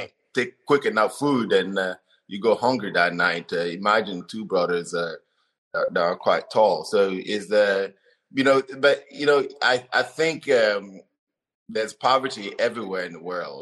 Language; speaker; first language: English; non-native, fluent; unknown